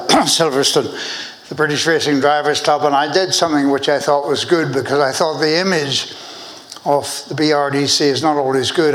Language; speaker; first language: English; native; English